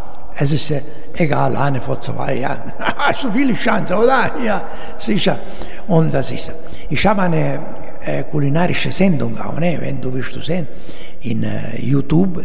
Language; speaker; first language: German; non-native, learner; Italian